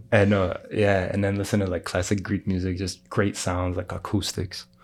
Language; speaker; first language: English; early bilingual, other home language; Greek